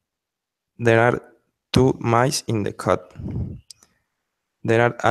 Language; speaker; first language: English; non-native, learner; Spanish